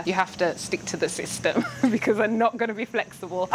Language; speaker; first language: English; native; English